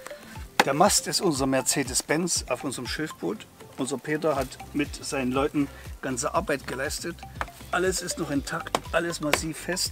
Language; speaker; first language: German; native; German